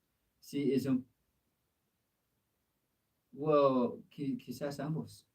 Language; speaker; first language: Spanish; non-native, learner; English